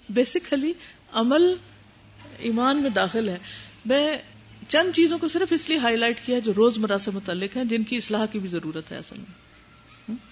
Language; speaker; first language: Urdu; native; Urdu